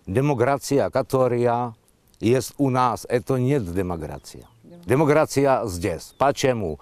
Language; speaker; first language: Russian; non-native, learner; Slovak